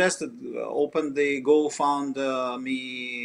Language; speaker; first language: English; non-native, fluent; Russian